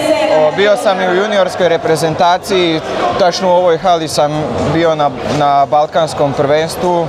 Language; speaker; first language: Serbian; non-native, local second language; Slovak